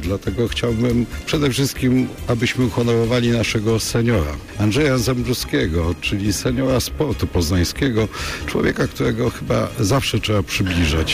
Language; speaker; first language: Polish; native; Polish